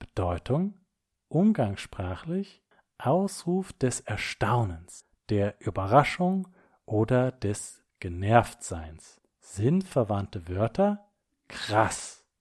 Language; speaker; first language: German; native; German